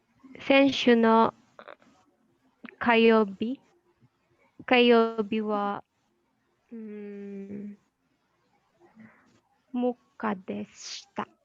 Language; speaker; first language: Japanese; non-native, learner; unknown